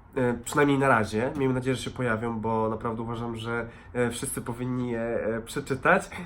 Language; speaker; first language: Polish; native; Polish